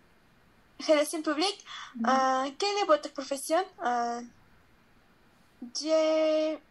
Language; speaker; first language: French; non-native, learner; Spanish